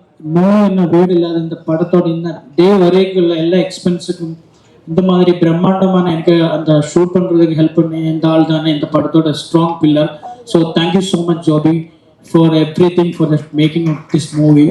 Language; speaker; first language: Tamil; non-native, learner; Malayalam